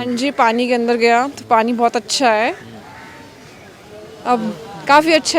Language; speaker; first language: Hindi; native; Hindi